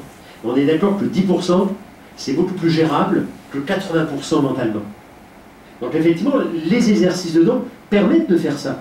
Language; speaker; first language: French; native; French